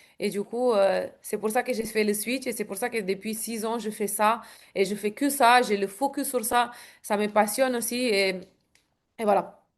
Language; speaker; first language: French; non-native, fluent; Romanian